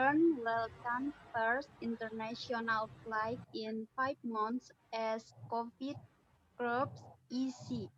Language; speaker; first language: English; non-native, learner; Indonesian